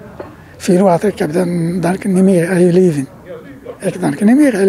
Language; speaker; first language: Dutch; non-native, learner; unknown